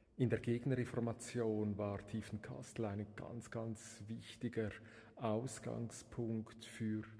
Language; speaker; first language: German; non-native, local second language; Romansh